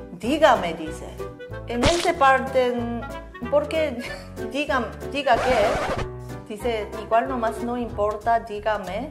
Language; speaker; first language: Spanish; non-native, learner; Korean